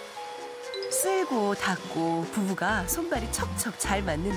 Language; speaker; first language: Korean; native; Korean